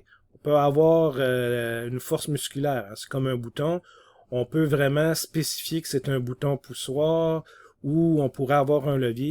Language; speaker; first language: French; native; French